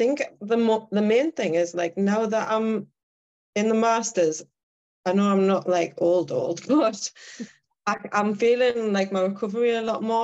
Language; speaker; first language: English; native; English